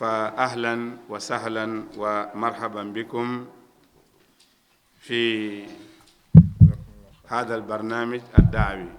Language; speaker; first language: Arabic; non-native, fluent; Wolof